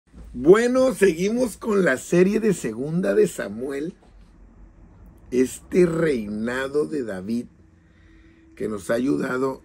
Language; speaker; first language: Spanish; native; Spanish